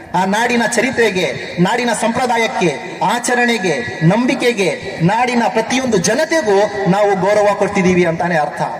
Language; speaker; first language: Kannada; non-native, local second language; Urdu